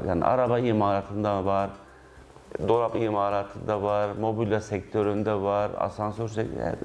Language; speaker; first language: Turkish; native; Turkish